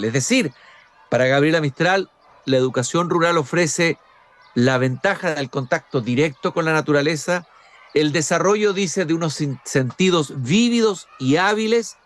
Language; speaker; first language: Spanish; native; Spanish